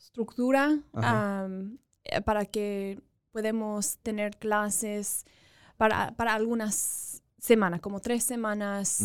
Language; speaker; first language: Spanish; early bilingual, other home language; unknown